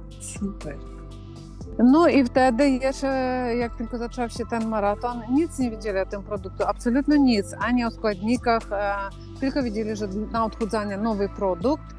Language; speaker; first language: Polish; non-native, fluent; Ukrainian